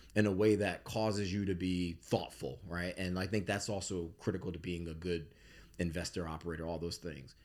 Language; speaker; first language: English; native; English